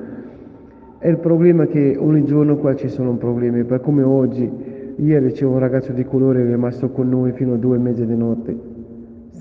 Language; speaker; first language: Italian; non-native, fluent; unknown